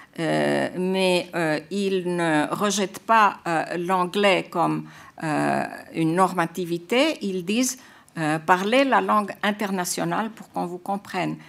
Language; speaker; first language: French; non-native, fluent; Croatian